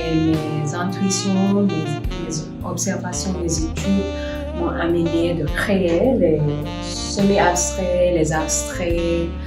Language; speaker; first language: French; non-native, fluent; Filipino